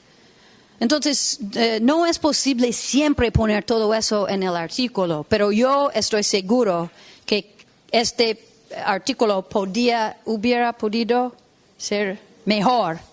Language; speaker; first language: Spanish; non-native, fluent; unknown